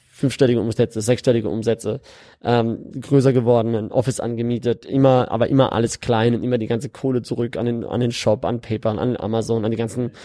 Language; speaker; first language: German; native; German